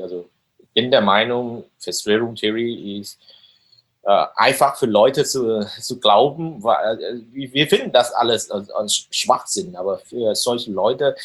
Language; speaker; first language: German; non-native, fluent; Vietnamese